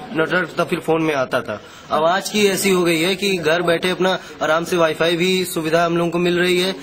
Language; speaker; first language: Hindi; native; Hindi